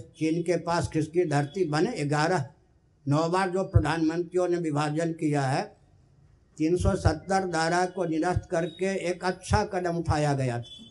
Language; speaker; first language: Hindi; non-native, local second language; Maithili